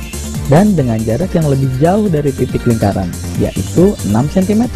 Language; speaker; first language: Indonesian; native; Indonesian